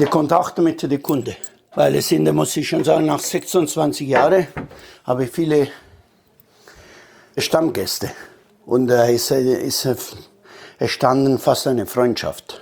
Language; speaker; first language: German; non-native, fluent; Italian